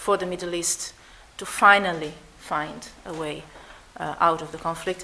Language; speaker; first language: English; non-native, fluent; Italian